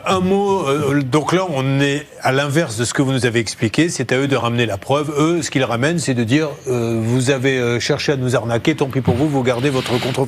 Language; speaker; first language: French; native; French